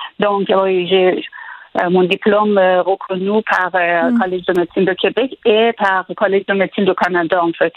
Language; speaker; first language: French; non-native, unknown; Persian